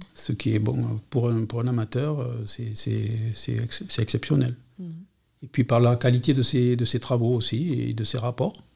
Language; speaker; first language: French; non-native, local second language; Catalan